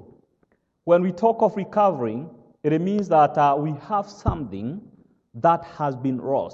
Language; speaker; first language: English; non-native, local second language; Kikuyu